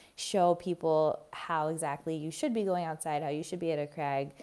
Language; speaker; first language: English; native; English